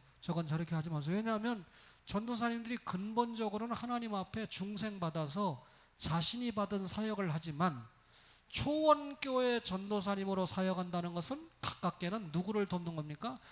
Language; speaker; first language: Korean; native; Korean